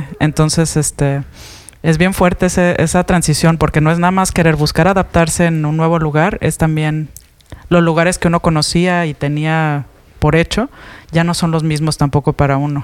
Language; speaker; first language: Spanish; native; Spanish